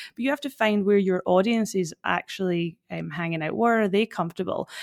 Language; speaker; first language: English; native; English